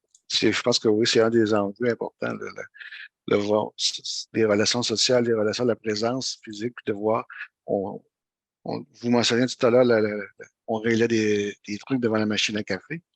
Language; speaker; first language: French; native; French